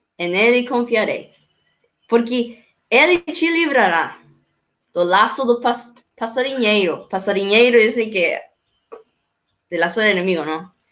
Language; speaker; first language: Portuguese; non-native, learner; Spanish